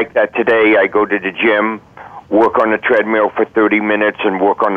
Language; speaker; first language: English; native; English